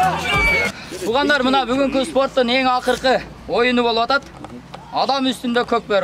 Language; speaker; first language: Kyrgyz; native; Kyrgyz